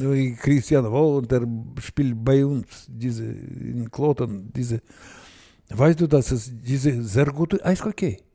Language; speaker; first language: German; non-native, learner; Russian